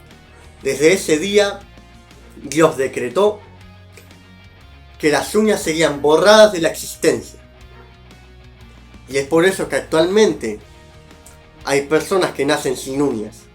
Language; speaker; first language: Spanish; native; Spanish